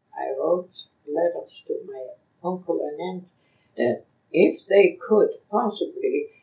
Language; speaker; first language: English; non-native, fluent; Yiddish